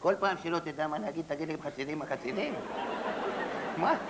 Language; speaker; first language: Hebrew; native; Hebrew